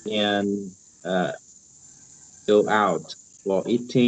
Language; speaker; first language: English; non-native, learner; Vietnamese